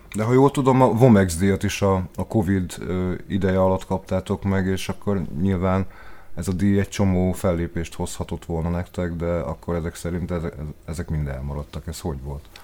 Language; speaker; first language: Hungarian; native; Hungarian